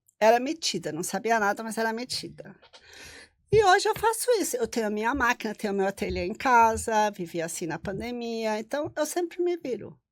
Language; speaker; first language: Portuguese; non-native, local second language; German